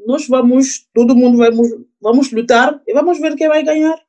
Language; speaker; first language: Portuguese; non-native, learner; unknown